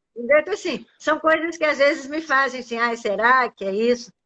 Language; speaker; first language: Portuguese; native; Portuguese